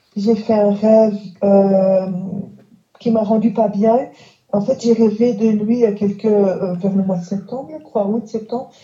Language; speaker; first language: French; native; French